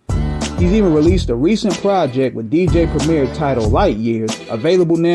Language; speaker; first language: English; native; English